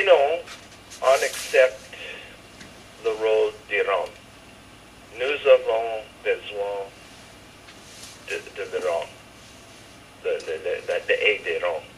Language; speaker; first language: French; non-native, fluent; English